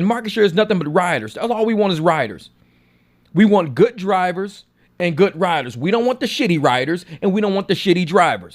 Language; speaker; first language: English; native; English